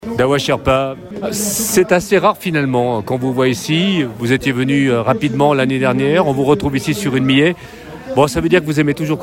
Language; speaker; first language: French; native; French